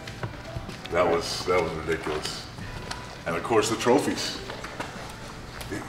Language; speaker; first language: English; native; English